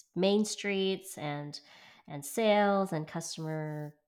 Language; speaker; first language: English; native; English